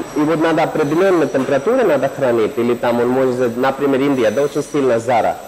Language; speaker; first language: Russian; non-native, learner; Hindi